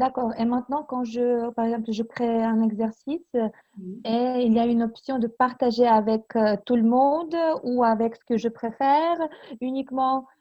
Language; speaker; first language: French; non-native, fluent; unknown